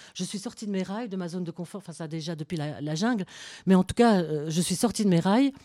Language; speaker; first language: French; native; French